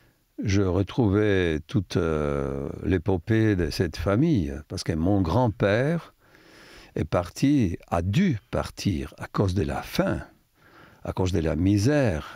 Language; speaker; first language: French; non-native, fluent; Italian